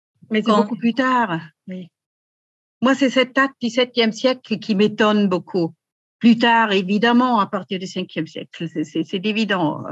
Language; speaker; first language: French; native; French